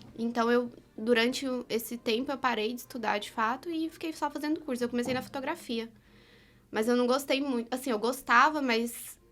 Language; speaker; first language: Portuguese; native; Portuguese